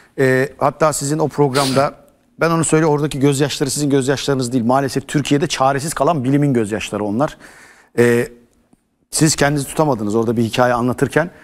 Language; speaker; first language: Turkish; native; Turkish